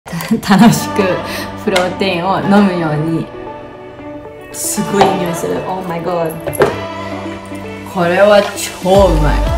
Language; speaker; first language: Japanese; early bilingual, heritage; Japanese